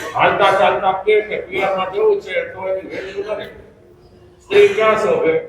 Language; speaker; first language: Gujarati; non-native, local second language; Kachhi